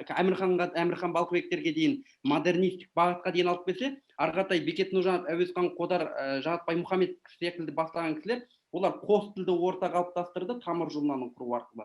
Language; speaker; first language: Kazakh; early bilingual, heritage; Kazakh